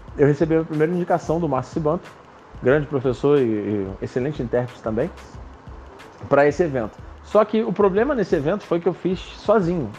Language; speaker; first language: Portuguese; non-native, local second language; Spanish